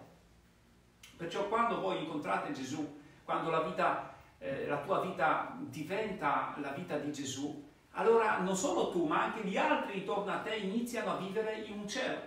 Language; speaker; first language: Italian; non-native, fluent; Polish